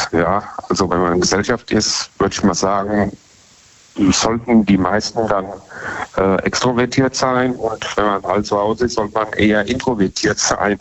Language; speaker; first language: German; native; German